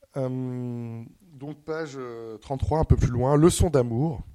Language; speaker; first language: French; native; French